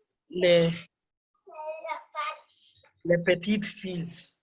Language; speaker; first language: French; non-native, learner; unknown